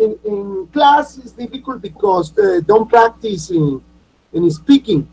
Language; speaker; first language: English; non-native, learner; Spanish